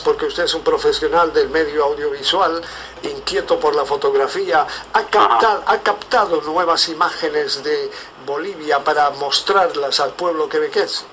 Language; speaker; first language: Spanish; native; Spanish